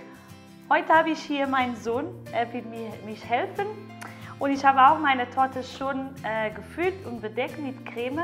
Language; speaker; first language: German; non-native, learner; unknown